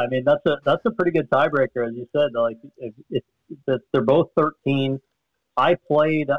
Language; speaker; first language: English; native; English